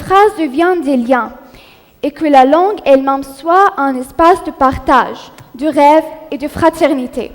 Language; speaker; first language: French; non-native, learner; Arabic